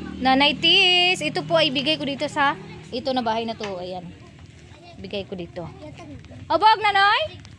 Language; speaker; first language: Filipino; non-native, local second language; Cebuano